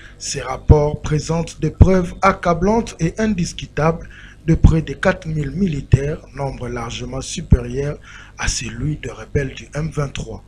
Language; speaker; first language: French; non-native, local second language; Lingala